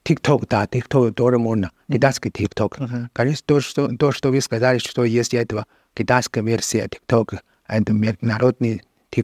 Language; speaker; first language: Russian; non-native, learner; Chinese